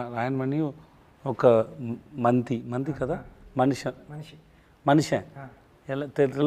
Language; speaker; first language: Telugu; non-native, learner; Tamil